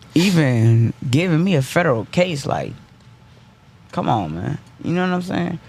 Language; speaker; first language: English; native; English